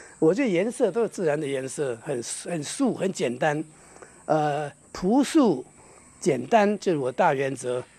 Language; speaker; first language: Chinese; non-native, local second language; Hakka Chinese